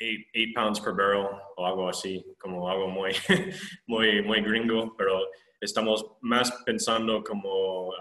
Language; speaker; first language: Spanish; non-native, fluent; English